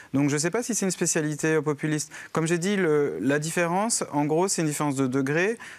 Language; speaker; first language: French; native; French